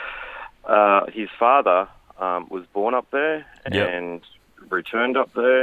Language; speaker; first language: English; native; English